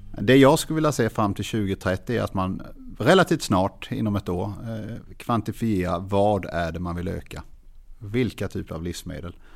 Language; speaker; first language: Swedish; native; Swedish